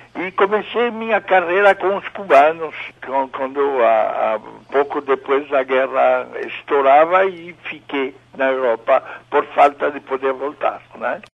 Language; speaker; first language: Portuguese; non-native, fluent; French